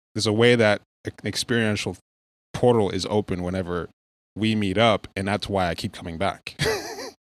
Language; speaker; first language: English; early bilingual, other home language; Yoruba